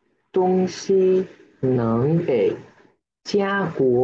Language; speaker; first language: Chinese; non-native, learner; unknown